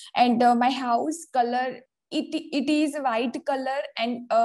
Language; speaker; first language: English; non-native, local second language; Gujarati